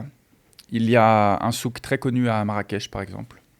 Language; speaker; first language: French; non-native, fluent; Portuguese